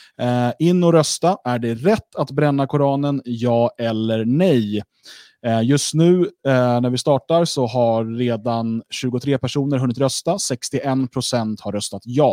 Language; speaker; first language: Swedish; native; Swedish